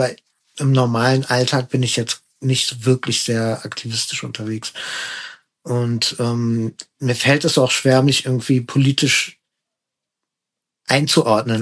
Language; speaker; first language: German; early bilingual, other home language; Persian